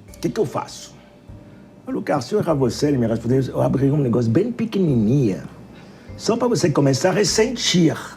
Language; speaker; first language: Portuguese; non-native, fluent; French